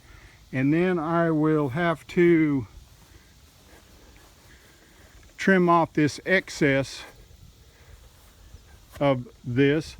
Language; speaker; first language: English; native; English